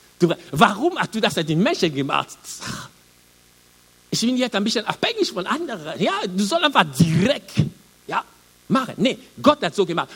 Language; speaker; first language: German; non-native, learner; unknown